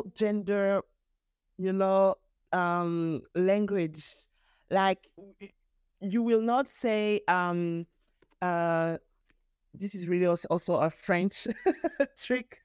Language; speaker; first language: English; non-native, fluent; French